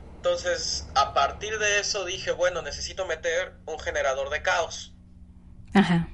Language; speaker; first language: Spanish; native; Spanish